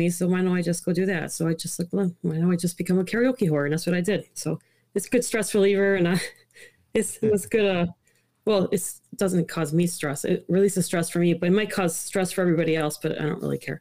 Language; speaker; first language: English; early bilingual, other home language; Italian